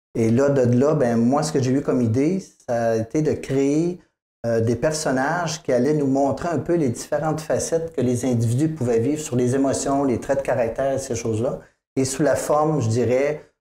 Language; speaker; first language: French; native; French